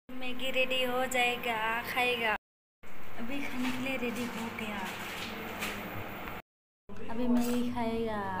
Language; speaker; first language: Hindi; non-native, local second language; Bodo